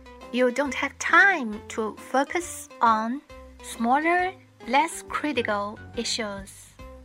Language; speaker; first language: English; non-native, fluent; Chinese